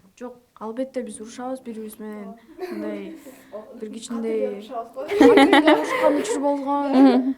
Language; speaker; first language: Kyrgyz; native; Kyrgyz